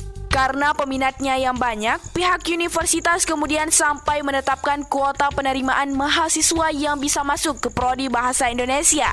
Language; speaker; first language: Indonesian; native; Indonesian